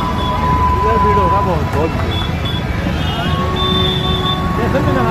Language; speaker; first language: Hindi; non-native, local second language; Odia